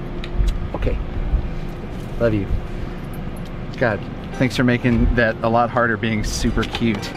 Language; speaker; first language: English; native; English